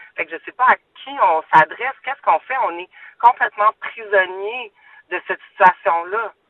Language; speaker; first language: French; native; French